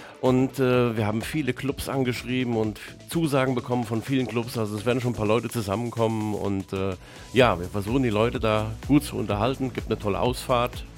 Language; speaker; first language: German; native; German